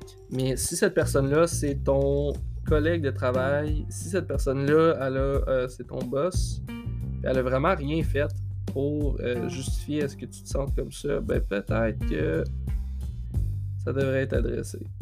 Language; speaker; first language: French; native; French